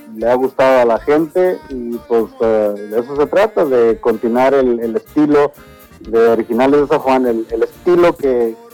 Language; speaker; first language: Spanish; early bilingual, heritage; Spanish